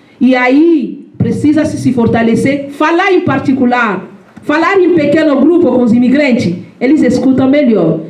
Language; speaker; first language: Portuguese; non-native, fluent; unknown